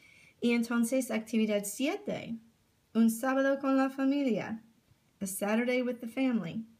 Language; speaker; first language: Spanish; non-native, fluent; English